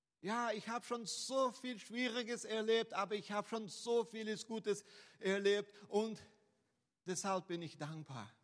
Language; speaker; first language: German; non-native, fluent; Portuguese